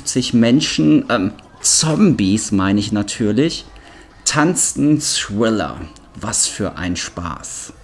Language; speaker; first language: German; native; German